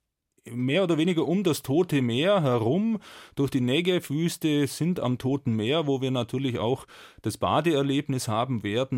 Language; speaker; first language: German; native; German